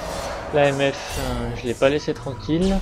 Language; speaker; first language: French; native; French